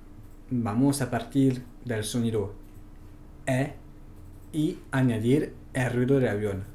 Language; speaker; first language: Spanish; non-native, fluent; French